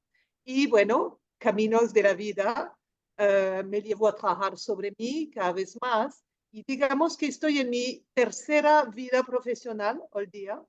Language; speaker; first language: Spanish; non-native, fluent; French